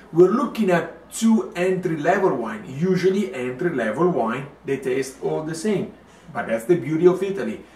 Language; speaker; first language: English; non-native, fluent; Italian